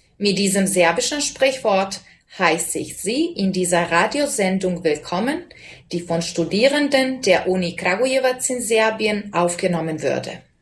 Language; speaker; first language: German; non-native, fluent; Serbian